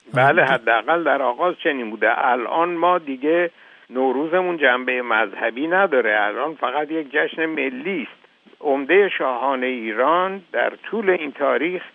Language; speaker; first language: Persian; native; Persian